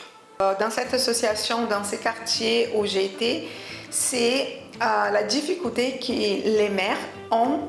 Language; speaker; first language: French; non-native, fluent; Portuguese